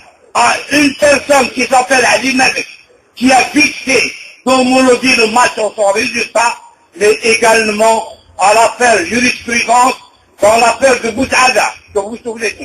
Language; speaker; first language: French; non-native, local second language; Arabic